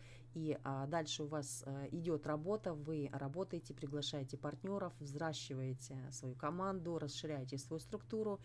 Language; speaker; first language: Russian; native; Russian